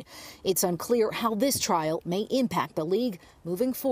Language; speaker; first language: English; native; English